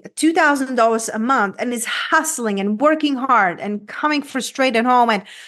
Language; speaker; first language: English; non-native, fluent; Czech